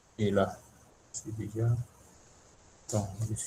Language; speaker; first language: French; non-native, local second language; Swahili